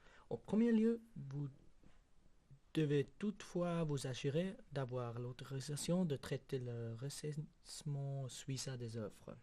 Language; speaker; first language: French; non-native, local second language; German